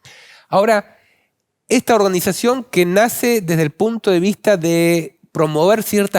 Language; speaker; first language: Spanish; native; Spanish